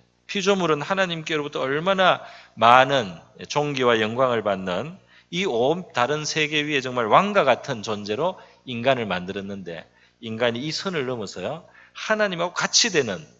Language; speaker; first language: Korean; native; Korean